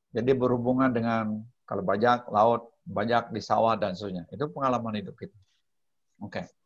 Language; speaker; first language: Indonesian; non-native, local second language; Balinese